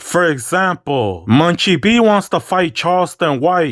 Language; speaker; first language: English; native; English